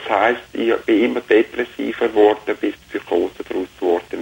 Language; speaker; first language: German; native; German